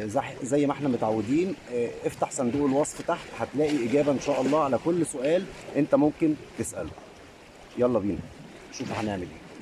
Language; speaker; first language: Arabic; native; Arabic